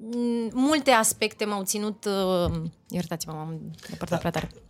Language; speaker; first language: Romanian; native; Romanian